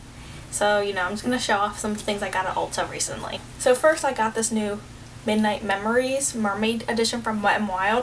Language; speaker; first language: English; native; English